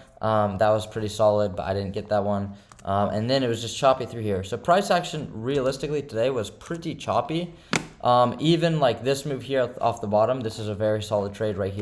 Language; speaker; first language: English; native; English